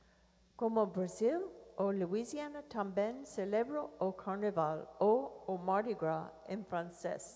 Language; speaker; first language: Portuguese; non-native, learner; English